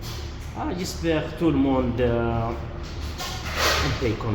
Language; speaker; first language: French; non-native, local second language; Arabic